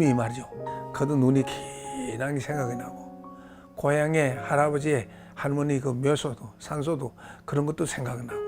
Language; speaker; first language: Korean; native; Korean